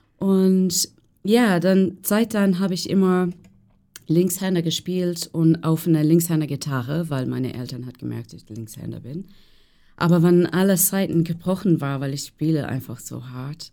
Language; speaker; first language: German; non-native, fluent; English